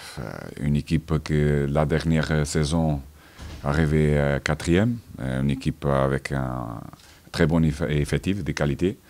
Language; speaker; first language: French; non-native, fluent; Portuguese